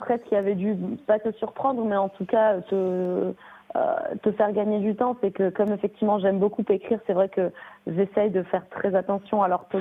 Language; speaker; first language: French; native; French